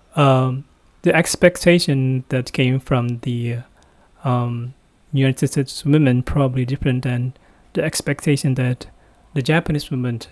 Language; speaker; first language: English; non-native, fluent; Indonesian